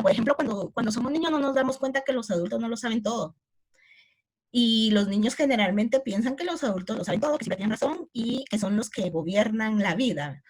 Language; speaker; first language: Spanish; native; Spanish